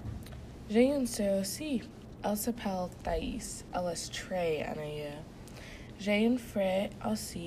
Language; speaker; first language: French; non-native, learner; English